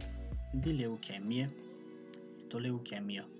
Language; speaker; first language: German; non-native, fluent; Macedonian